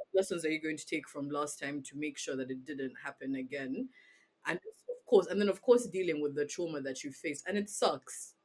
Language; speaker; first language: English; non-native, local second language; Ganda